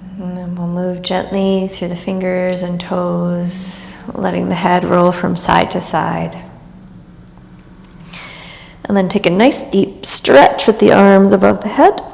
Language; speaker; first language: English; native; English